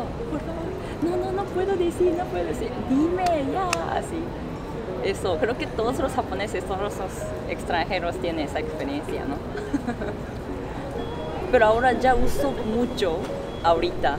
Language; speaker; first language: Spanish; non-native, fluent; Japanese